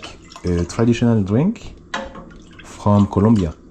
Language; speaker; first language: English; non-native, fluent; Spanish